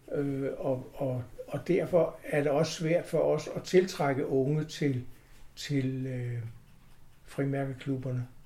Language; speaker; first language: Danish; native; Danish